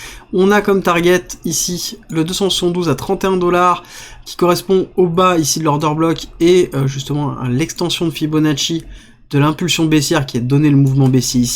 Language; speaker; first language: French; native; French